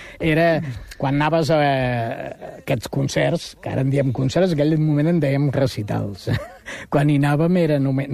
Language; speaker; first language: Catalan; native; Catalan